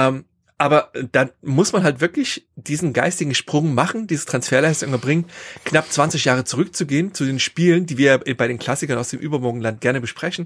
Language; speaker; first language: German; native; German